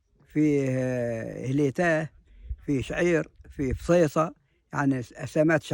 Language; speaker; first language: Arabic; native; Arabic